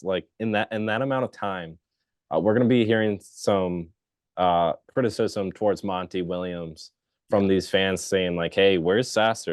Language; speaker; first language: English; native; English